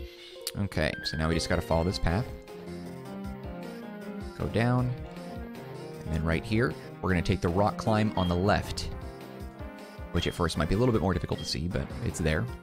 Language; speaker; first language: English; native; English